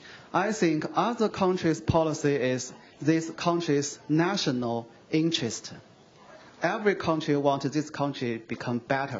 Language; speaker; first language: English; non-native, fluent; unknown